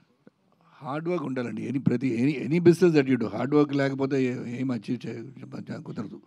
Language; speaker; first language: Telugu; non-native, learner; Tamil